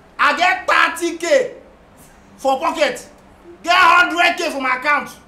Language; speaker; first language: Nigerian Pidgin; non-native, local second language; Hausa